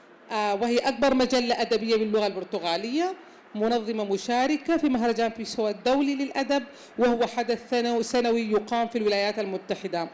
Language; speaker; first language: Arabic; native; Arabic